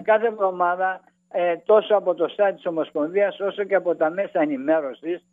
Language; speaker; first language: Greek; native; Greek